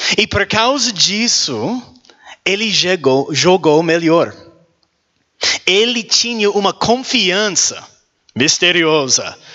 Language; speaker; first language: Portuguese; non-native, learner; English